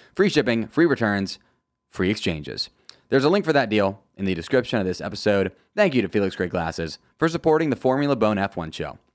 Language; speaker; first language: English; native; English